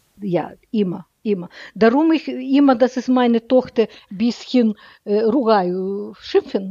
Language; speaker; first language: German; non-native, learner; Russian